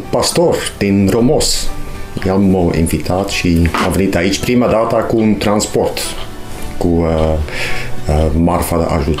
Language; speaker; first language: Romanian; non-native, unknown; Dutch